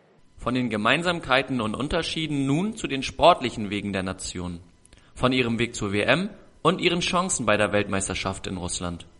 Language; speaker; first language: German; native; German